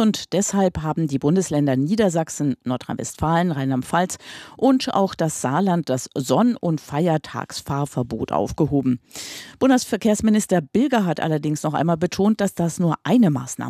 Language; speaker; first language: German; native; German